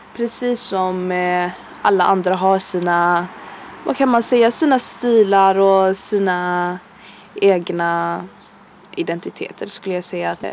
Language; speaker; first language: Swedish; early bilingual, other home language; Arabic